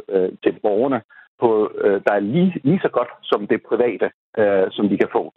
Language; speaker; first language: Danish; non-native, fluent; Urdu